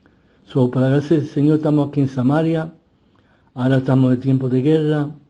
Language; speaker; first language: Spanish; early bilingual, heritage; Spanish